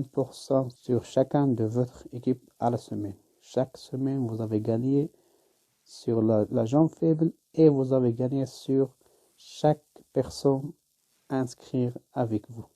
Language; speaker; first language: French; non-native, learner; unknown